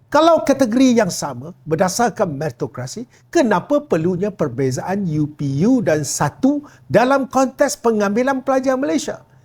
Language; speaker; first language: Malay; non-native, local second language; Chinese